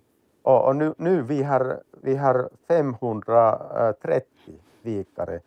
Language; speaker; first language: Swedish; non-native, learner; Finnish